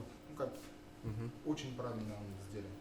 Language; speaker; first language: Russian; non-native, fluent; French